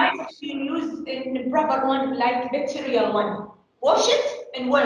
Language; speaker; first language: English; non-native, learner; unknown